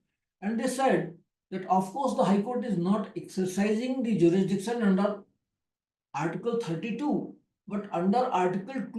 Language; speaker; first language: English; non-native, local second language; Hindi